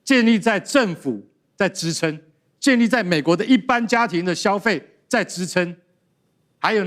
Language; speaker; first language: Chinese; native; Chinese